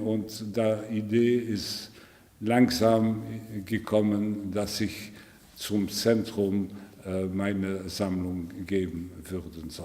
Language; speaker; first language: German; non-native, learner; French